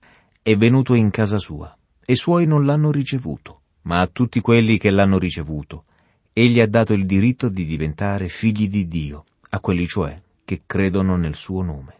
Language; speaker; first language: Italian; native; Italian